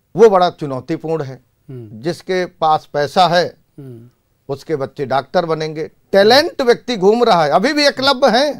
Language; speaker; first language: Hindi; native; Hindi